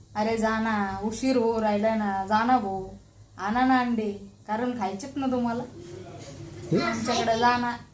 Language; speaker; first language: Marathi; non-native, local second language; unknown